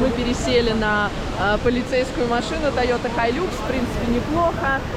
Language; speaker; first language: Russian; native; Russian